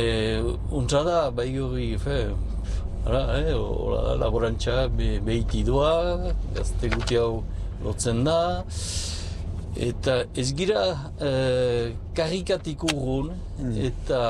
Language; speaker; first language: Basque; native; Basque